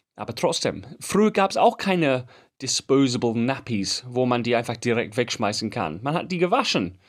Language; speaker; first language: German; non-native, fluent; English